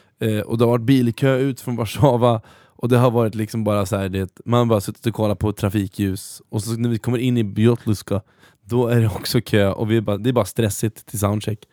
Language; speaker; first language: Swedish; native; Swedish